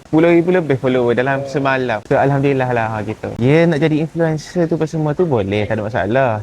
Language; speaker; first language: Malay; early bilingual, other home language; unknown